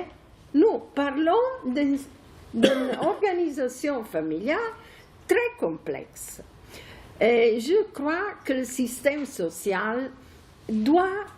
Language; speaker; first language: French; non-native, fluent; Italian